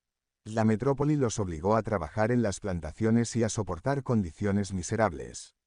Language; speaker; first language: Spanish; native; Spanish